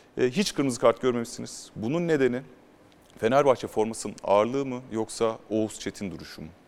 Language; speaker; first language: Turkish; native; Turkish